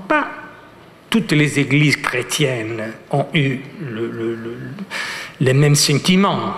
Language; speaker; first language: French; non-native, fluent; Italian